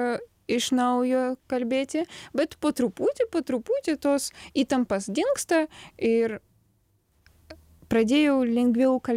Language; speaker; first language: Lithuanian; non-native, learner; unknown